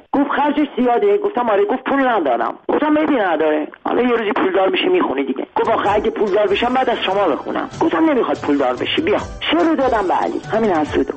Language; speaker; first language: Persian; non-native, local second language; Armenian